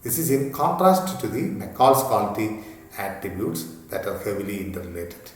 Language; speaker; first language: English; non-native, local second language; Malayalam